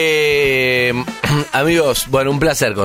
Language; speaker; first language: Spanish; native; Spanish